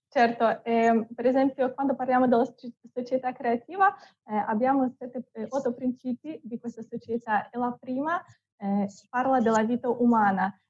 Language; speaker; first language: Italian; non-native, fluent; Russian